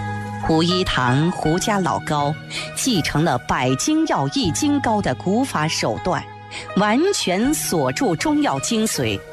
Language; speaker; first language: Chinese; native; Chinese